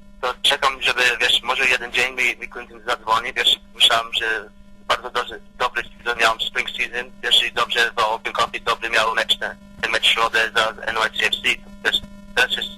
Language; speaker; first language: Polish; early bilingual, heritage; Polish